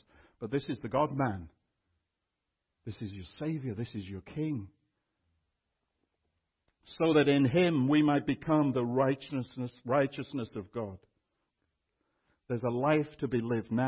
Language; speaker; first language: English; native; English